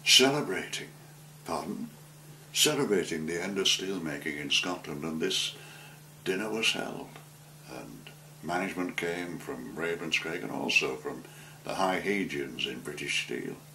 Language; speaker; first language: English; native; English